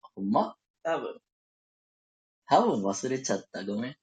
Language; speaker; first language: Japanese; non-native, learner; Spanish